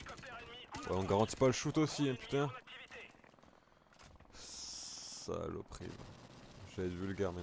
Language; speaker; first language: French; native; French